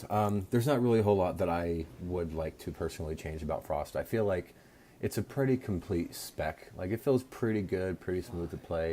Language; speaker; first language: English; native; English